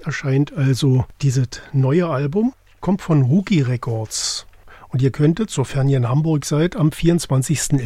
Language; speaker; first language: German; native; German